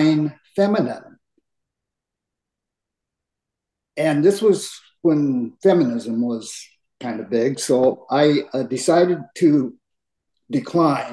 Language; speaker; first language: English; native; English